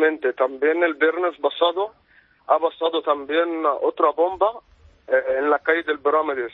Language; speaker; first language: Spanish; non-native, fluent; Arabic